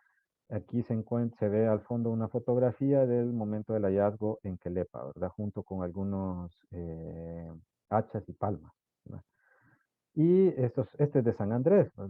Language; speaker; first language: Spanish; native; Spanish